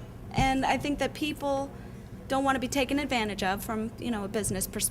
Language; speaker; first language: English; native; English